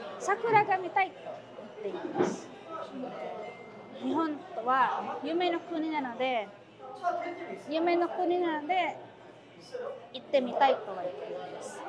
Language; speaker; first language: Japanese; non-native, fluent; Filipino